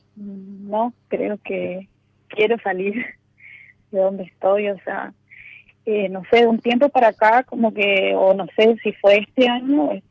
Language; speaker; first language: Spanish; native; Spanish